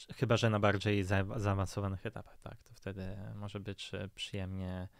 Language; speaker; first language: Polish; non-native, fluent; Italian